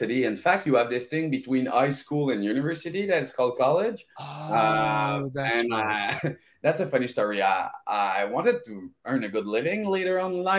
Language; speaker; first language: English; non-native, fluent; French